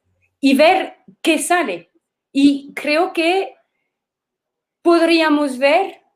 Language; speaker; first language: Spanish; non-native, fluent; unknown